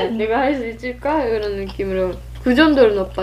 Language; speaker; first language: Korean; non-native, fluent; Japanese